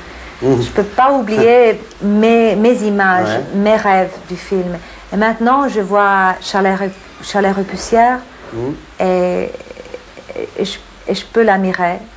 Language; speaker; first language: French; non-native, fluent; English